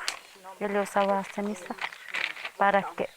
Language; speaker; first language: Spanish; non-native, local second language; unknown